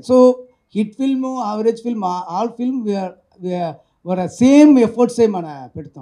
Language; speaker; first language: Telugu; non-native, learner; Tamil